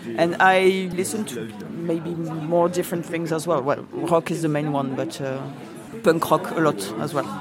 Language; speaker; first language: English; non-native, fluent; French